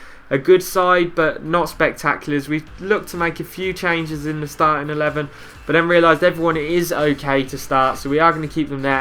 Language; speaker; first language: English; native; English